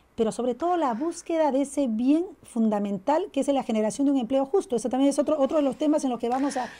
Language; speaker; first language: Spanish; native; Spanish